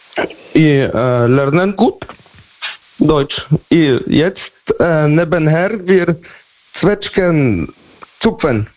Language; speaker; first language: German; non-native, learner; Polish